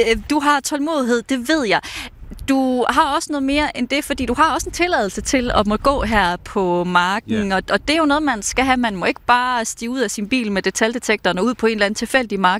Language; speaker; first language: Danish; native; Danish